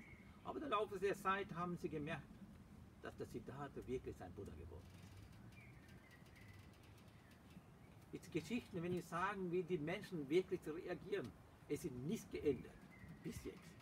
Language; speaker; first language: German; non-native, fluent; Sinhala